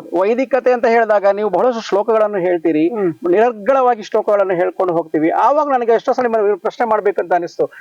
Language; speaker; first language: Kannada; non-native, local second language; Tulu